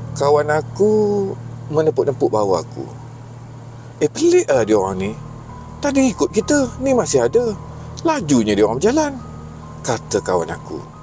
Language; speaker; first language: Malay; native; Malay